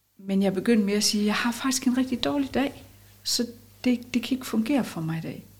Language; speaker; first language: Danish; native; Danish